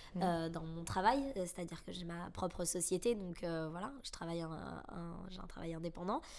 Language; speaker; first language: French; native; French